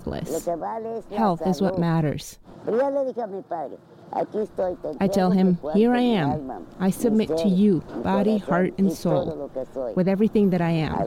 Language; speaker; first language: English; non-native, fluent; Spanish